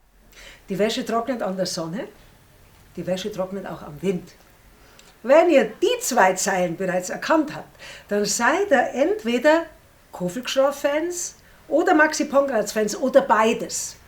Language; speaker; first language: German; native; German